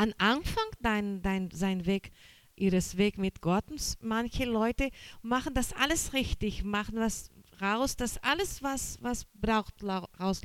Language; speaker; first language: German; non-native, learner; Portuguese